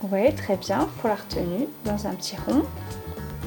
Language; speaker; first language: French; native; French